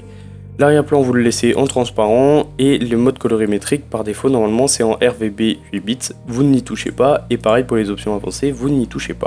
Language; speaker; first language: French; native; French